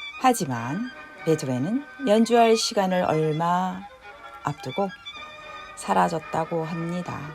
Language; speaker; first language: Korean; native; Korean